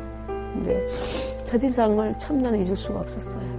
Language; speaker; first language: Korean; native; Korean